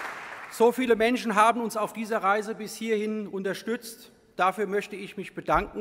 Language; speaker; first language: German; native; German